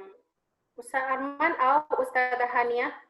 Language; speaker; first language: Arabic; non-native, fluent; Indonesian